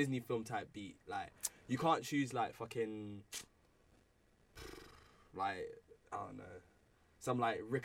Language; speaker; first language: English; native; English